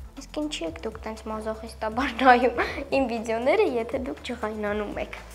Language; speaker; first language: Armenian; native; Armenian